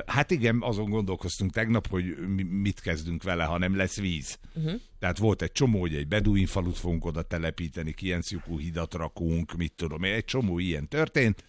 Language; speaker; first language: Hungarian; native; Hungarian